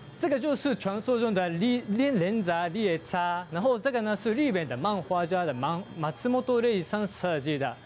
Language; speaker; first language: Chinese; non-native, fluent; Japanese